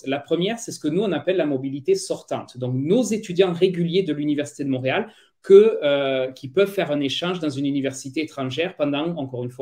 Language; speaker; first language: French; native; French